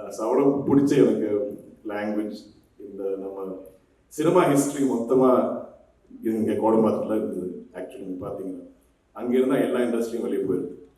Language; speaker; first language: Tamil; non-native, local second language; Malayalam